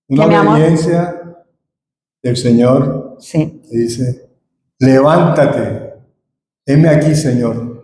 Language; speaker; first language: Spanish; native; Spanish